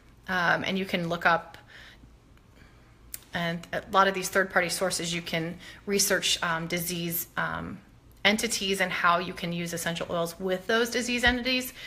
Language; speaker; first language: English; native; English